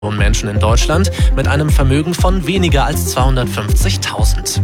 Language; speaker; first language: German; native; German